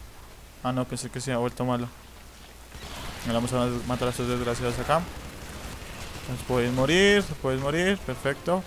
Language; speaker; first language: Spanish; native; Spanish